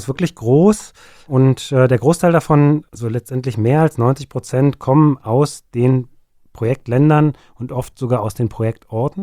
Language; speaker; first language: German; native; German